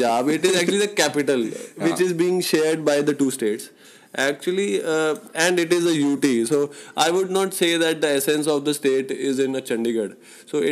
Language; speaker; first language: English; non-native, local second language; Punjabi